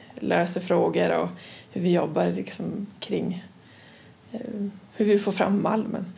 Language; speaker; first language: Swedish; native; Swedish